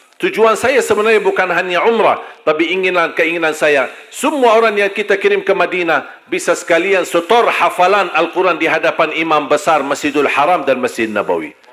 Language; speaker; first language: Malay; non-native, fluent; Arabic